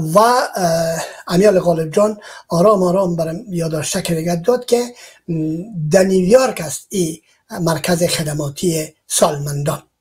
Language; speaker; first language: Persian; native; Persian